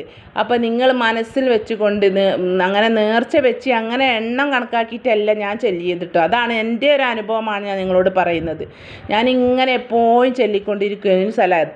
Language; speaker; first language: Malayalam; native; Malayalam